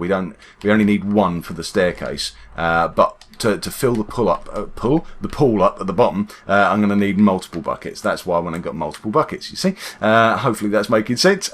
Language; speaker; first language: English; native; English